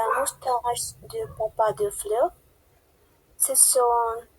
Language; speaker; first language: French; non-native, learner; Spanish